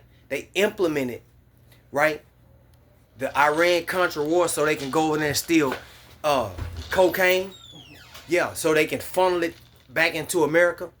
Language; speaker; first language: English; native; English